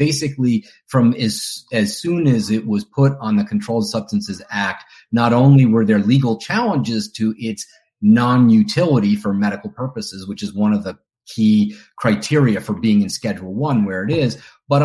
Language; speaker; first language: English; native; English